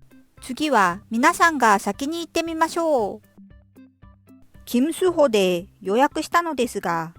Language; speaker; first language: Japanese; non-native, fluent; Korean